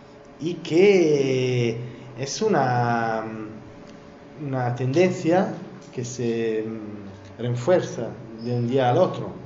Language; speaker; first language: Spanish; non-native, learner; Italian